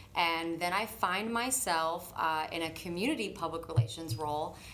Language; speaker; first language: English; native; English